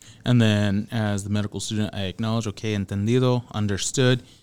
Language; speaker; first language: English; native; English